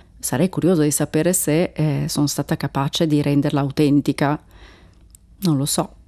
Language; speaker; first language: Italian; early bilingual, other home language; Turkish